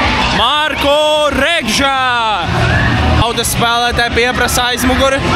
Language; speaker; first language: Latvian; native; Latvian